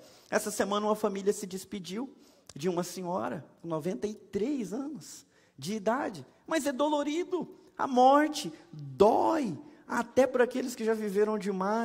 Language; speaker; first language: Portuguese; native; Portuguese